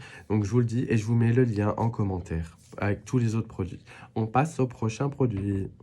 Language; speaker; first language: French; native; French